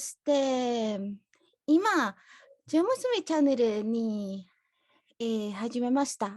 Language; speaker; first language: Japanese; non-native, learner; Spanish